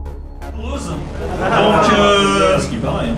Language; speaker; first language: French; native; French